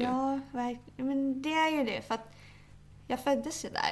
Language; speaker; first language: Swedish; early bilingual, other home language; Thai